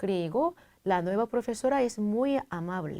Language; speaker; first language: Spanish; non-native, fluent; Korean